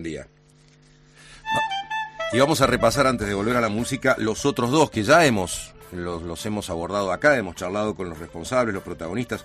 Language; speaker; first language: Spanish; native; Spanish